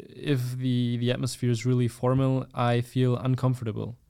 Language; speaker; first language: English; non-native, fluent; German